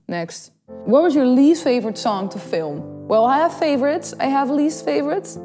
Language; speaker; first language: English; non-native, fluent; Dutch